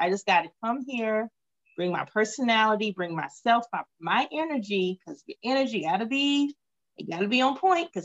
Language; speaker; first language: English; native; English